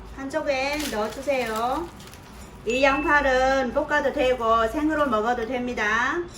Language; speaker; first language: Korean; non-native, learner; Vietnamese